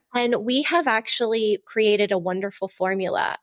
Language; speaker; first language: English; native; English